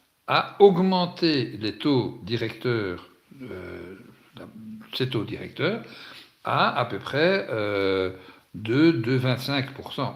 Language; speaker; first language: French; native; French